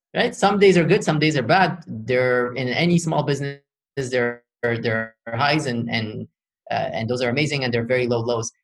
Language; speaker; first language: English; early bilingual, other home language; Arabic